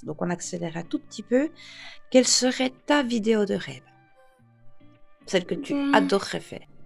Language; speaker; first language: French; native; French